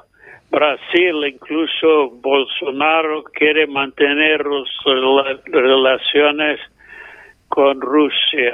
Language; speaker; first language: Spanish; non-native, fluent; English